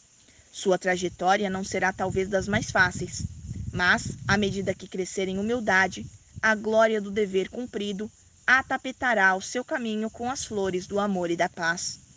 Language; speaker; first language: Portuguese; native; Portuguese